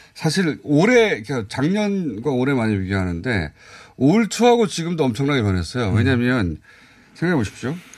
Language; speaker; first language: Korean; native; Korean